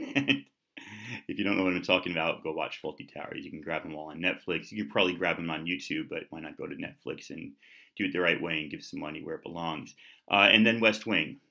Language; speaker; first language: English; native; English